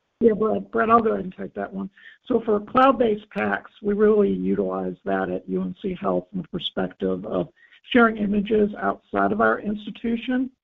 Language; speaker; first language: English; native; English